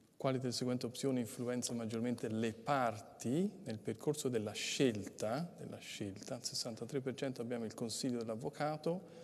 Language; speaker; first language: Italian; native; Italian